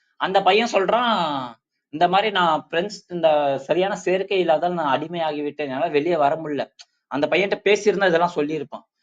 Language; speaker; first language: Tamil; non-native, local second language; Urdu